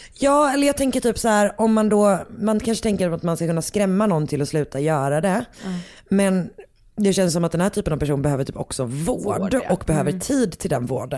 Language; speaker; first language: Swedish; native; Swedish